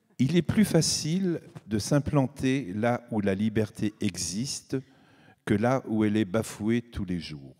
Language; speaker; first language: French; native; French